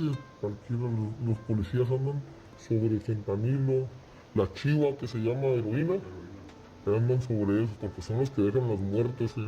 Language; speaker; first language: Spanish; native; Spanish